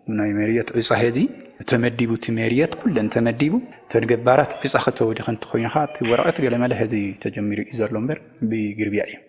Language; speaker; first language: Tigrinya; non-native, local second language; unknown